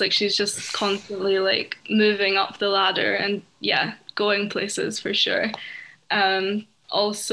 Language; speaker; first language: English; native; English